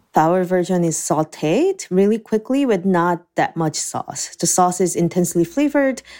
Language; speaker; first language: English; non-native, fluent; Korean